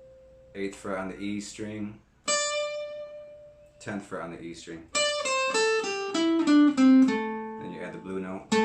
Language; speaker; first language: English; native; English